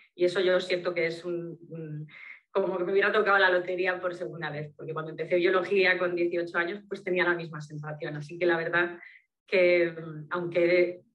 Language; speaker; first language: Spanish; native; Spanish